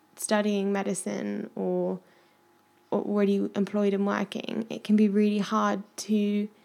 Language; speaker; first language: English; native; English